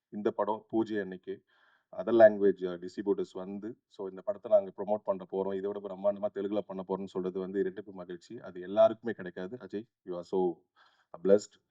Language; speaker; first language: Tamil; native; Tamil